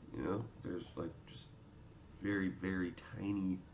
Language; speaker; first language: English; native; English